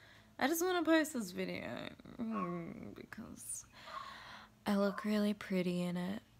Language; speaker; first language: English; native; English